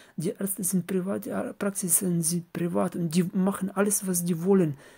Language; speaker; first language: German; non-native, learner; Russian